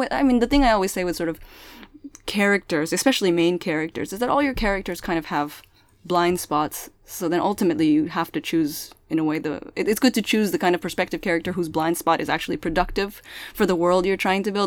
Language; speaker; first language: English; early bilingual, other home language; Pangasinan